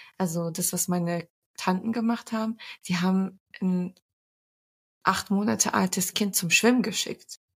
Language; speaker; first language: German; early bilingual, other home language; Turkish